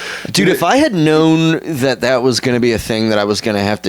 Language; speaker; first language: English; native; English